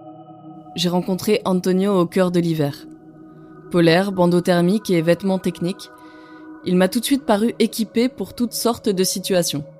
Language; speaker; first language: French; native; French